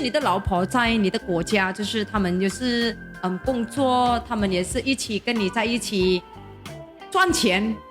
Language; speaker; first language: Chinese; non-native, learner; Indonesian